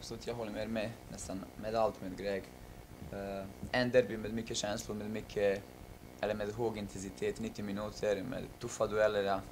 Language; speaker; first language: Swedish; non-native, fluent; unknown